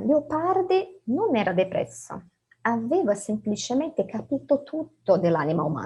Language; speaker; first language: Italian; non-native, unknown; Portuguese